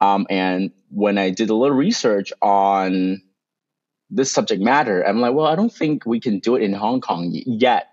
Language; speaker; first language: English; non-native, local second language; Cantonese